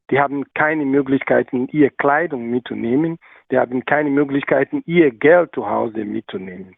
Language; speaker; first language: German; non-native, learner; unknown